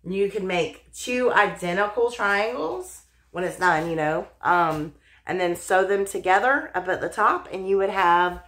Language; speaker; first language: English; native; English